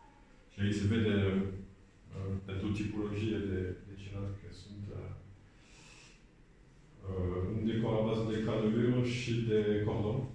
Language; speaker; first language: Romanian; non-native, learner; French